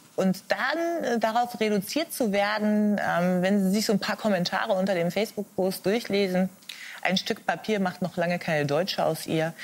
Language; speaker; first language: German; early bilingual, other home language; Arabic